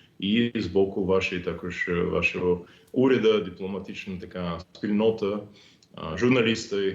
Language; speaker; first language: Ukrainian; non-native, fluent; English